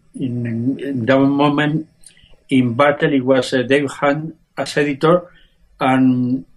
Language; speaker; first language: English; non-native, fluent; Spanish